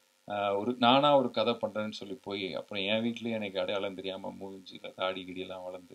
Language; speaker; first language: Tamil; native; Tamil